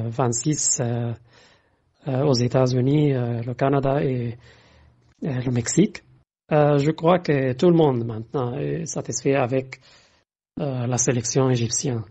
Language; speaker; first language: French; non-native, fluent; Arabic